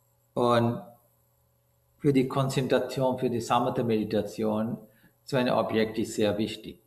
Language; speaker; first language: German; non-native, learner; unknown